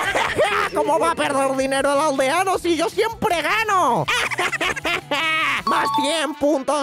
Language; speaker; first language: Spanish; native; Spanish